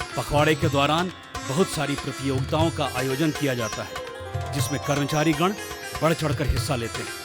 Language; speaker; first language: Hindi; native; Hindi